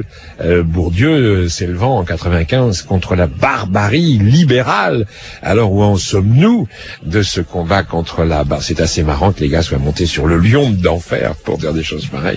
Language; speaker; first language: French; native; French